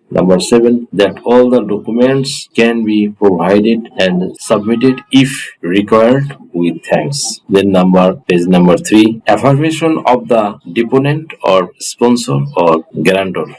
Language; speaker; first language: English; non-native, local second language; Bangla